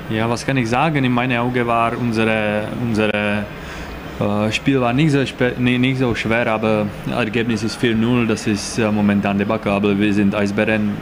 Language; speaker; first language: German; non-native, learner; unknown